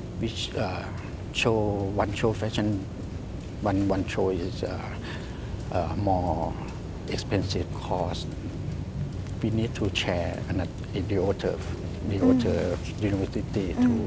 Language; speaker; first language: English; non-native, learner; Thai